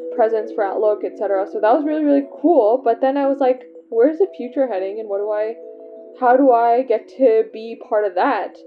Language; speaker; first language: English; native; English